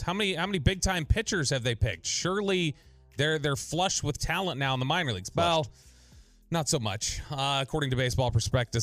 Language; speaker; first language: English; native; English